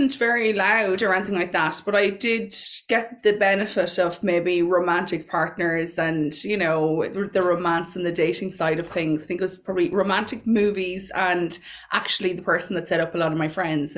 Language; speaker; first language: English; native; English